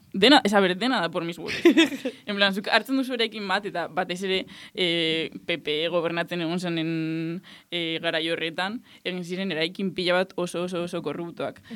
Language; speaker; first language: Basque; non-native, local second language; Spanish